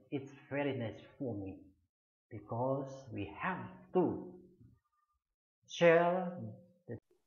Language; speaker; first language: English; non-native, fluent; Indonesian